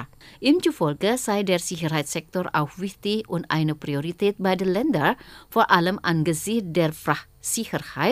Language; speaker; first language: German; non-native, fluent; Indonesian